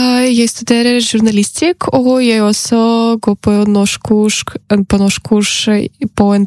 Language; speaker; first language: Norwegian; non-native, learner; Ukrainian